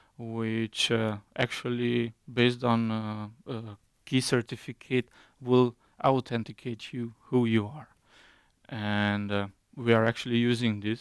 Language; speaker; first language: English; non-native, fluent; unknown